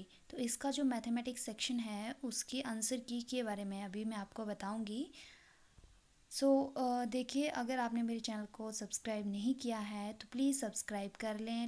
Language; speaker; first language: Hindi; native; Hindi